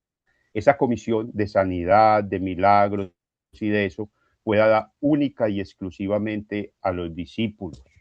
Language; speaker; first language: Spanish; native; Spanish